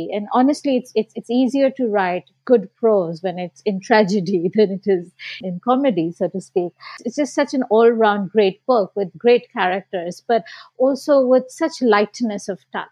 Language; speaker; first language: English; non-native, local second language; Bangla